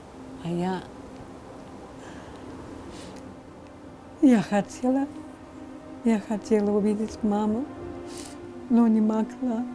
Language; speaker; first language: Russian; non-native, local second language; Turkmen